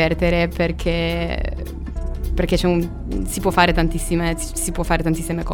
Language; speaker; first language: Italian; non-native, fluent; Polish